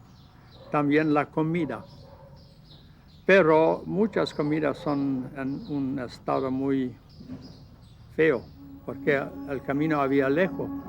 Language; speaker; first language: Spanish; non-native, learner; Plautdietsch